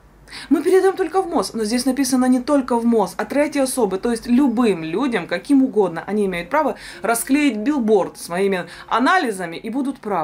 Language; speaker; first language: Russian; native; Russian